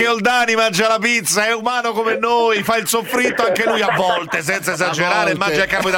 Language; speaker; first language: Italian; native; Italian